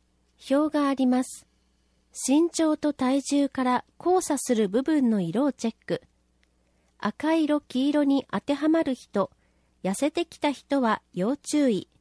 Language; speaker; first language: Japanese; native; Japanese